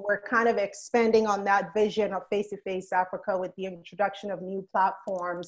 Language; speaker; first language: English; native; English